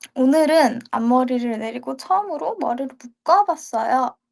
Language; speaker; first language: Korean; native; Korean